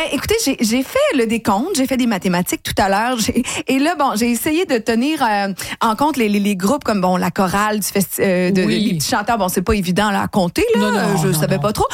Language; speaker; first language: French; native; French